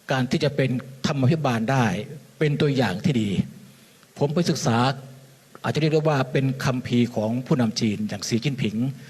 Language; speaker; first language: Thai; native; Thai